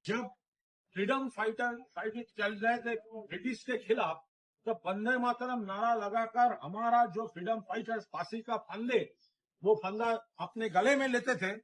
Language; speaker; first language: Hindi; non-native, local second language; Bangla